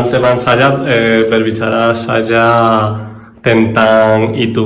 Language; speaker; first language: Indonesian; non-native, learner; Spanish